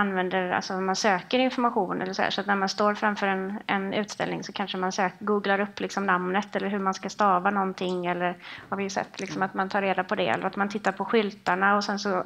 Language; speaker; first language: Swedish; native; Swedish